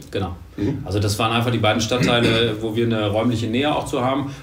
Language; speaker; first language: German; native; German